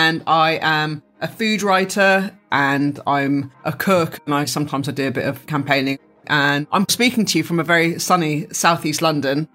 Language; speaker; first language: English; native; English